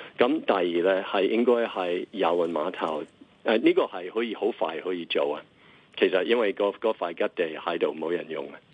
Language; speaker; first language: Cantonese; non-native, fluent; English